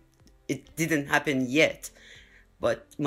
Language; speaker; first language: English; non-native, fluent; Persian